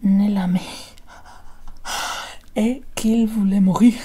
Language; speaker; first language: French; non-native, learner; Spanish